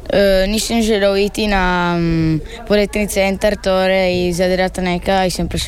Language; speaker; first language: Slovenian; early bilingual, heritage; Italian